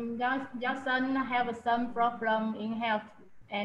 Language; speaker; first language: English; non-native, learner; Vietnamese